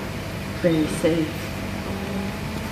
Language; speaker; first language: English; non-native, fluent; French